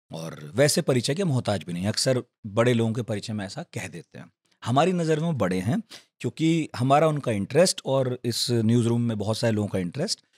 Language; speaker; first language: Hindi; native; Hindi